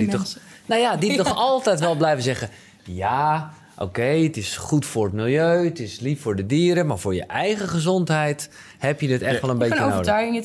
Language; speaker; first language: Dutch; native; Dutch